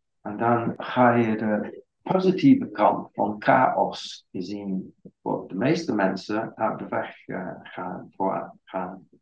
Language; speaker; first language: Dutch; non-native, fluent; English